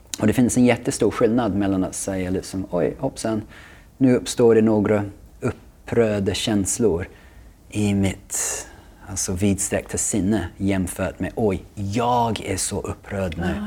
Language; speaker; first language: Swedish; non-native, fluent; English